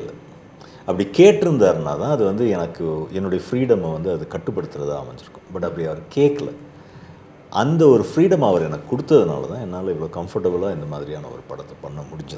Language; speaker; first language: Tamil; native; Tamil